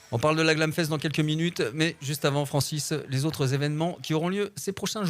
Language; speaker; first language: French; native; French